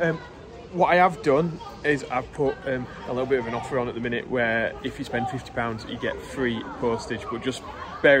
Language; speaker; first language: English; native; English